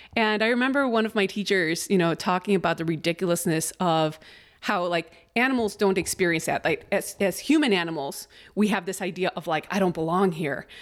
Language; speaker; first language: English; early bilingual, other home language; Spanish